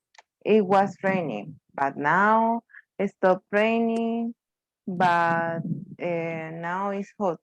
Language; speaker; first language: English; non-native, learner; Spanish